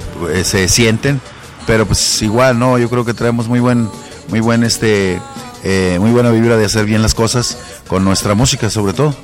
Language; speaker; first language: Spanish; native; Spanish